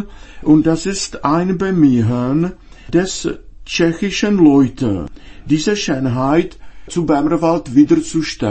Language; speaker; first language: German; non-native, fluent; Czech